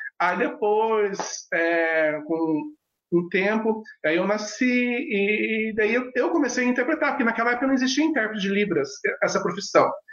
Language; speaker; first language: Portuguese; non-native, local second language; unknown